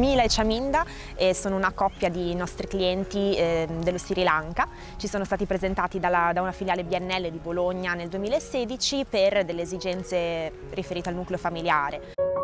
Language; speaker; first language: Italian; native; Italian